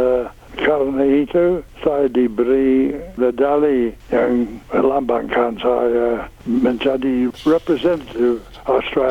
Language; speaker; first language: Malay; non-native, learner; English